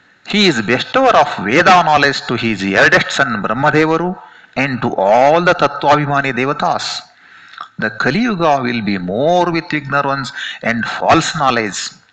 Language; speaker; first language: English; non-native, local second language; Kannada